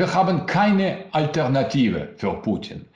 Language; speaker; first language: German; non-native, learner; Russian